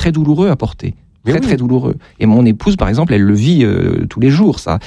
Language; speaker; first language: French; native; French